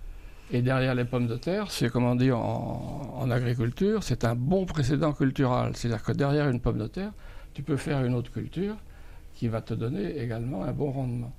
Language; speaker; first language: French; native; French